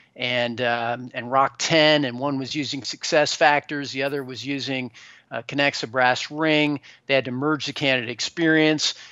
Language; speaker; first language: English; native; English